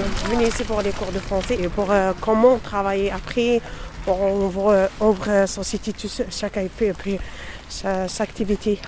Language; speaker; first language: French; non-native, learner; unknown